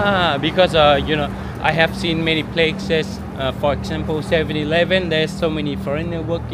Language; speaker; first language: English; non-native, learner; Thai